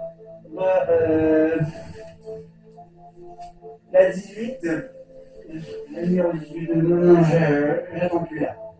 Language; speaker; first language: French; native; French